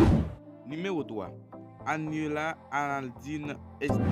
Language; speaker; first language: French; non-native, local second language; Haitian Creole